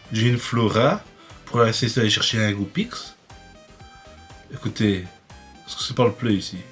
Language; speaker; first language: French; native; French